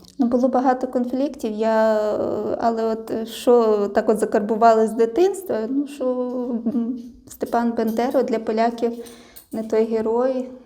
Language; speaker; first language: Ukrainian; non-native, local second language; Russian